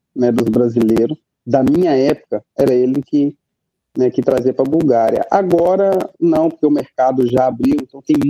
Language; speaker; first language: Portuguese; native; Portuguese